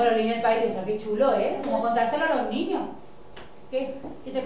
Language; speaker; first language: Spanish; native; Spanish